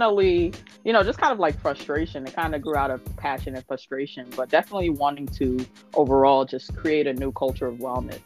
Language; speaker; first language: English; native; English